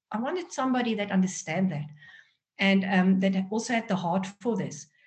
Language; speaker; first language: English; non-native, local second language; Afrikaans